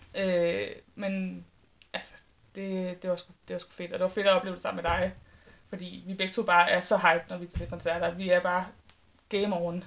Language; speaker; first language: Danish; native; Danish